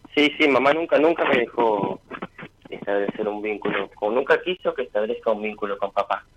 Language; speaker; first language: Spanish; native; Spanish